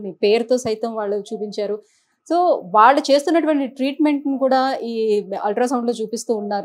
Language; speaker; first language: Telugu; native; Telugu